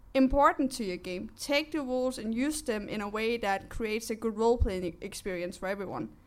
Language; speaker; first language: English; non-native, fluent; Danish